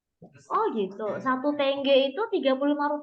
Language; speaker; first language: Indonesian; native; Indonesian